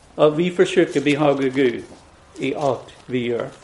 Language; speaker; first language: Swedish; non-native, fluent; English